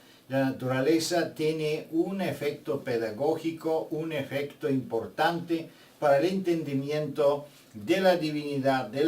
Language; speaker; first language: Spanish; non-native, fluent; Bulgarian